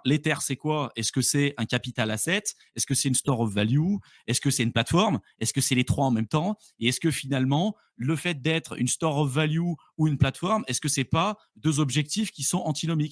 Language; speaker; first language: French; native; French